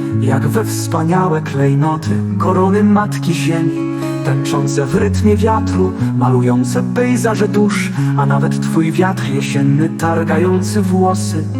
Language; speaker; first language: Polish; native; Polish